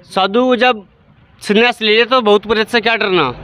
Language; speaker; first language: Hindi; native; Hindi